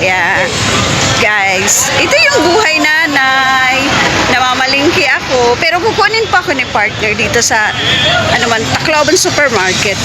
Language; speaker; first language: Filipino; non-native, local second language; Waray